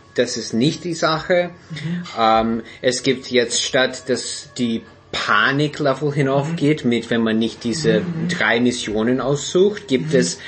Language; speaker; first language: German; non-native, fluent; English